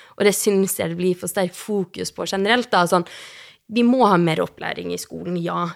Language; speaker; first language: Norwegian; native; Norwegian